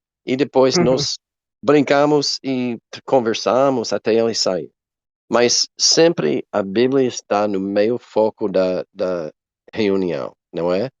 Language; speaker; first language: Portuguese; non-native, learner; English